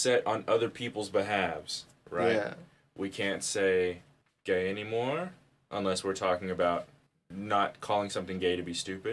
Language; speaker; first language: English; native; English